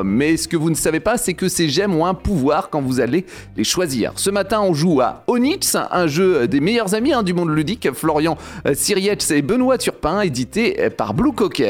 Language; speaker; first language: French; native; French